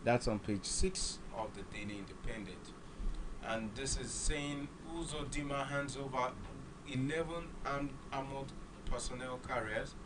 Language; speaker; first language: English; non-native, local second language; Yoruba